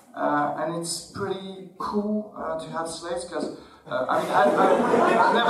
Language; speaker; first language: English; non-native, fluent; Arabic